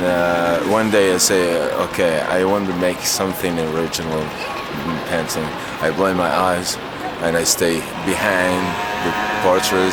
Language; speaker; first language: English; non-native, learner; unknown